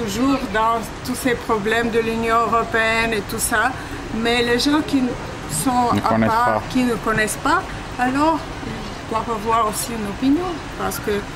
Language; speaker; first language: French; non-native, fluent; Bulgarian